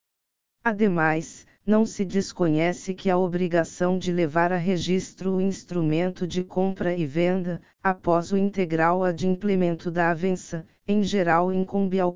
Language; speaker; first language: Portuguese; native; Portuguese